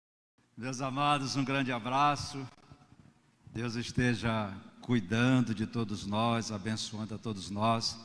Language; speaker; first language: Portuguese; native; Portuguese